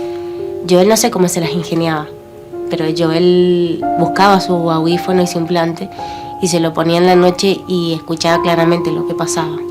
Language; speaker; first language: Spanish; native; Spanish